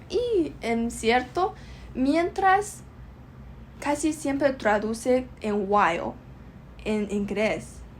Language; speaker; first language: Spanish; non-native, learner; Chinese